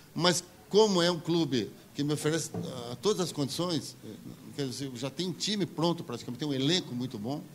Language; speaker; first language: Portuguese; native; Portuguese